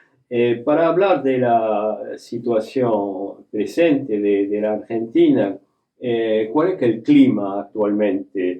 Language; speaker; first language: Spanish; non-native, fluent; French